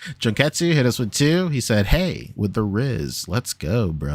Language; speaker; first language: English; native; English